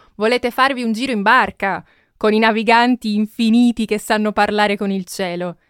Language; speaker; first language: Italian; native; Italian